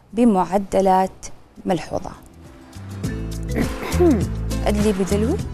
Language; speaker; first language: Arabic; native; Arabic